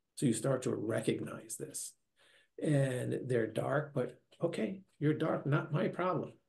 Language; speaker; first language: English; native; English